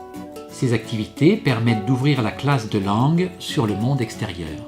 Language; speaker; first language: French; native; French